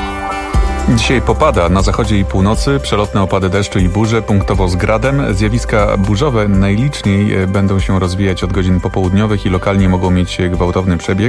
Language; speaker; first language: Polish; native; Polish